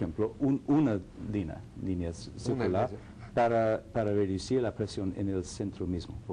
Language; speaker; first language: Spanish; non-native, fluent; English